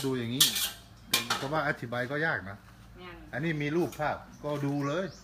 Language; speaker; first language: Thai; non-native, fluent; Danish